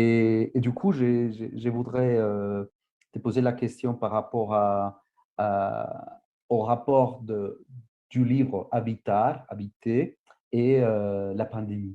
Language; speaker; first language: French; non-native, fluent; Spanish